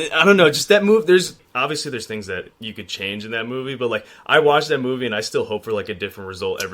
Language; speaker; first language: English; native; English